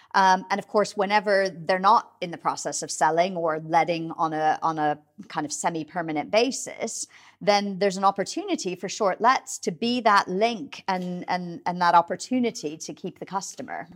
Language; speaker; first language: English; native; English